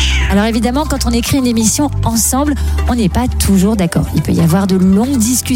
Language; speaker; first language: French; native; French